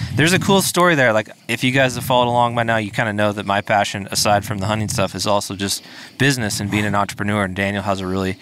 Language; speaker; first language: English; native; English